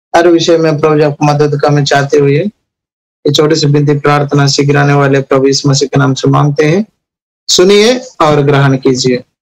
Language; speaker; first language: Hindi; non-native, local second language; Telugu